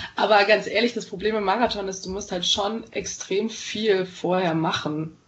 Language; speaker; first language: German; native; German